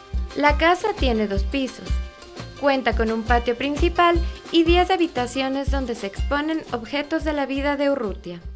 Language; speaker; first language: Spanish; native; Spanish